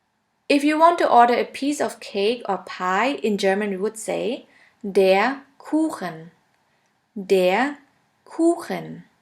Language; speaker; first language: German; non-native, fluent; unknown